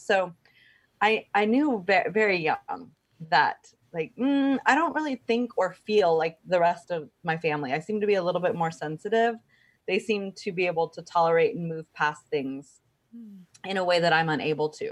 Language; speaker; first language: English; native; English